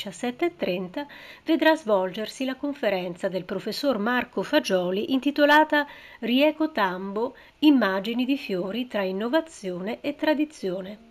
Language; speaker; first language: Italian; native; Italian